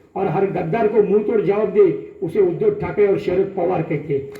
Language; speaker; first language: Hindi; non-native, local second language; Marathi